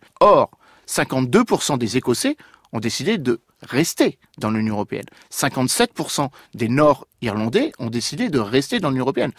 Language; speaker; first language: French; native; French